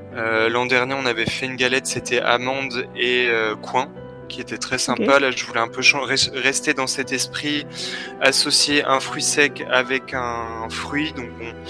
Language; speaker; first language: French; native; French